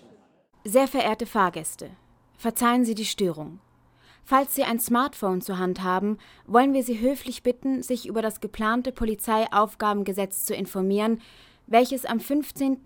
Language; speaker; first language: German; native; German